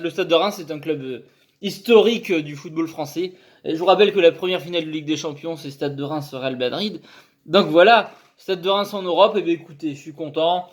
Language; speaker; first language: French; native; French